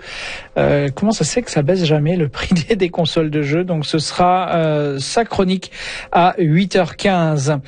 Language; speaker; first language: French; native; French